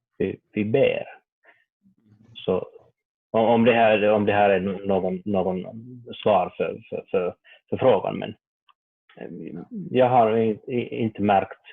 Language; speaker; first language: Swedish; non-native, learner; Finnish